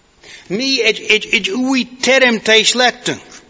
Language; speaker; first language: Hungarian; non-native, fluent; English